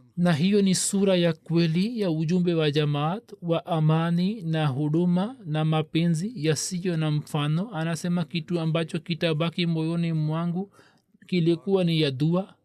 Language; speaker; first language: Swahili; native; Swahili